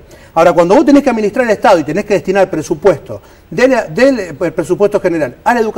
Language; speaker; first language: Spanish; native; Spanish